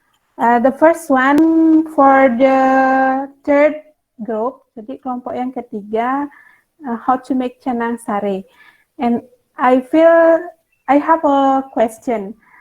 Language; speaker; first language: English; non-native, fluent; Indonesian